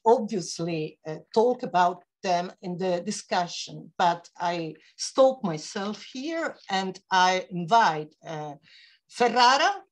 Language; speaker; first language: English; non-native, fluent; Italian